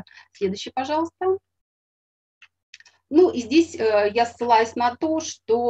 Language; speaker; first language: Russian; native; Russian